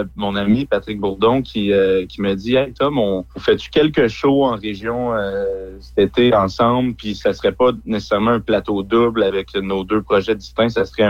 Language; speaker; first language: French; native; French